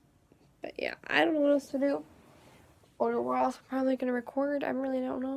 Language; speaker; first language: English; native; English